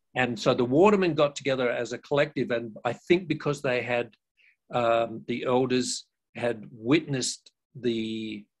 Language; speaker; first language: English; native; English